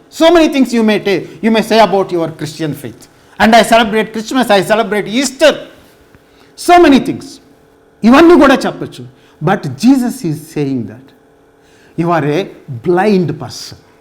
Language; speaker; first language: English; non-native, local second language; Telugu